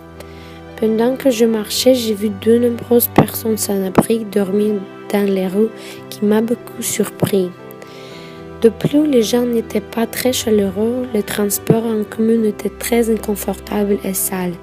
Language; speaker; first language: French; non-native, fluent; Russian